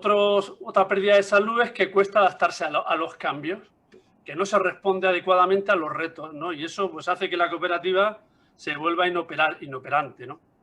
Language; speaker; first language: Spanish; native; Spanish